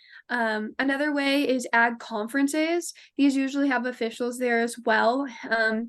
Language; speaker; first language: English; native; English